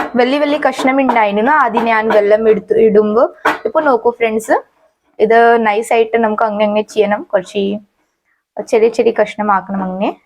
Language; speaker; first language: Malayalam; non-native, fluent; Hindi